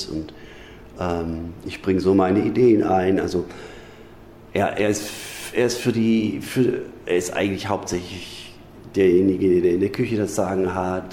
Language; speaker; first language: German; native; German